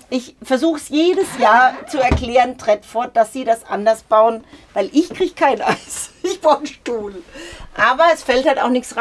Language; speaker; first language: German; native; German